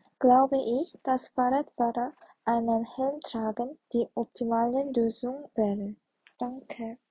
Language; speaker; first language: German; non-native, learner; Korean